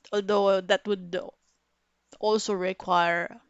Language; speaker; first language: English; non-native, local second language; Filipino